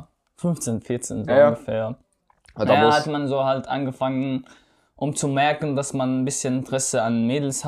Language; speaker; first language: German; non-native, fluent; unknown